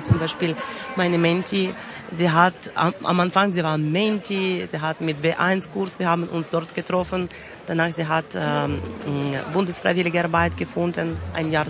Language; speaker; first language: German; non-native, learner; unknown